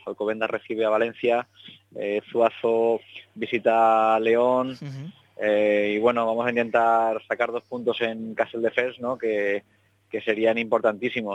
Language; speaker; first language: Spanish; native; Spanish